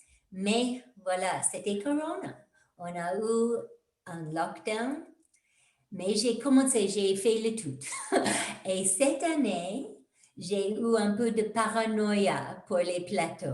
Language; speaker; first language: French; non-native, fluent; English